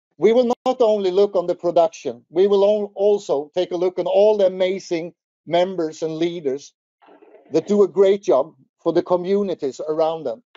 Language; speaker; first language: English; non-native, fluent; Swedish